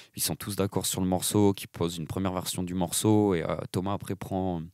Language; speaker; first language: French; native; French